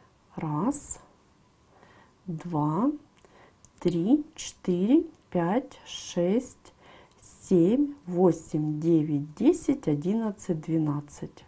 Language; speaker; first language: Russian; native; Russian